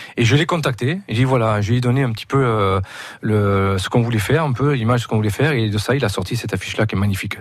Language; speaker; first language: French; non-native, fluent; Spanish